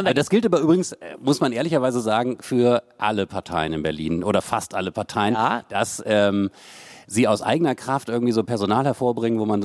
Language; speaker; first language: German; native; German